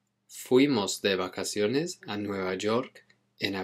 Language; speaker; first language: Spanish; non-native, fluent; English